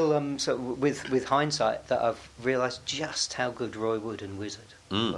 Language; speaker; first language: English; native; English